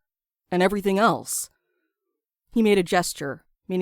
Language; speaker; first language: English; native; English